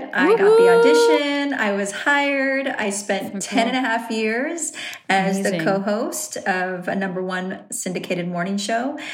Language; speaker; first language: English; native; English